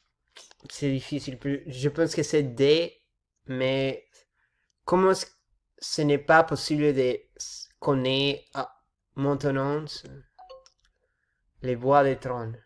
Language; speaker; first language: French; non-native, learner; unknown